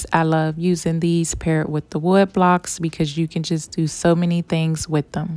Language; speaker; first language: English; native; English